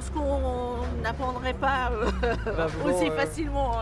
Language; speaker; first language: French; native; French